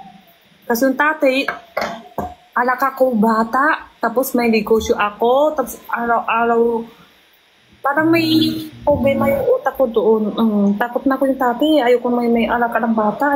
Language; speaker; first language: Filipino; non-native, learner; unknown